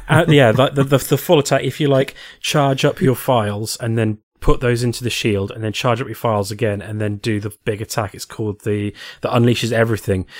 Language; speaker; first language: English; native; English